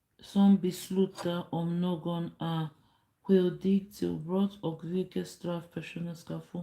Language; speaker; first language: Swedish; non-native, learner; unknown